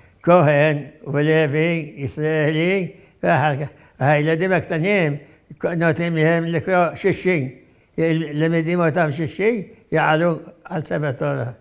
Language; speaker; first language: Hebrew; non-native, fluent; Arabic